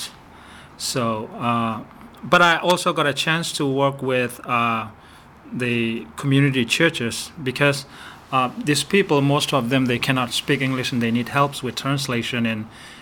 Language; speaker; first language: English; non-native, fluent; Burmese